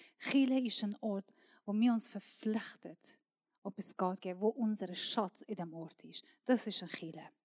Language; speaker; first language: German; non-native, fluent; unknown